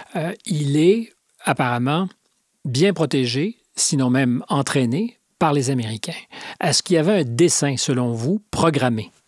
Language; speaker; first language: French; native; French